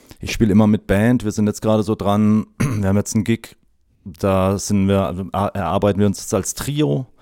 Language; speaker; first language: German; native; German